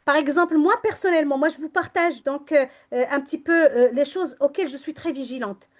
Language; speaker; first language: French; non-native, local second language; Arabic